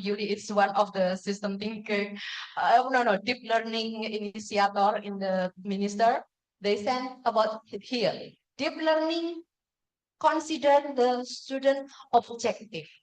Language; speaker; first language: English; non-native, fluent; Indonesian